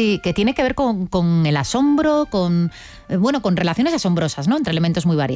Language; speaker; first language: Spanish; native; Spanish